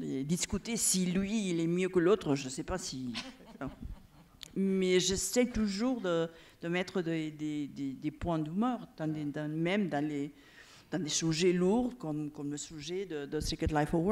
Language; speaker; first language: French; non-native, fluent; Catalan